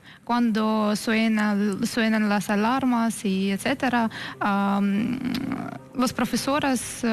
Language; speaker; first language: Spanish; non-native, fluent; Ukrainian